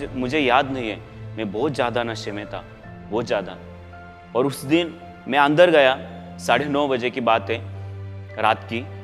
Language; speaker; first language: Hindi; non-native, local second language; Marathi